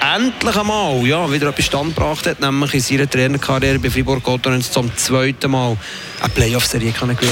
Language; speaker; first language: German; native; German